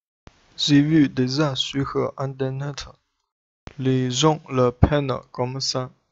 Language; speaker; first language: French; non-native, learner; Chinese